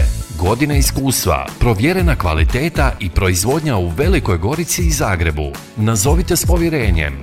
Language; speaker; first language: Croatian; native; Croatian